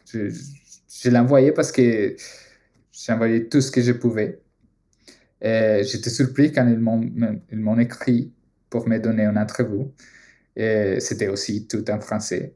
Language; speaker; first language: French; non-native, fluent; Spanish